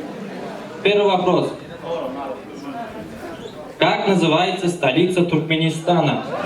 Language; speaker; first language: Russian; non-native, fluent; Turkmen